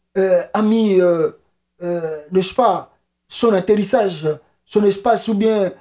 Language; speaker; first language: French; non-native, local second language; Lingala